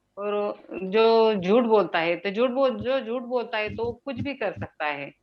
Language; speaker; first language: Hindi; non-native, local second language; Marathi